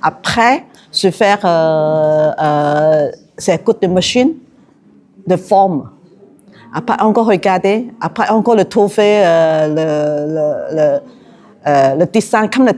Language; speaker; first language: French; non-native, learner; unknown